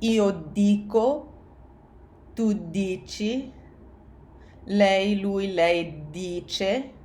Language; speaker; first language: Italian; non-native, fluent; English